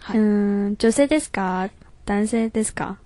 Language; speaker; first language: Japanese; non-native, learner; Chinese